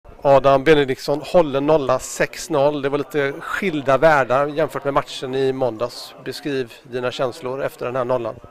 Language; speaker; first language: Swedish; native; Swedish